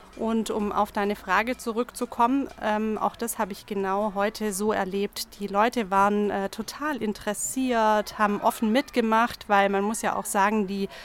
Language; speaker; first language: German; native; German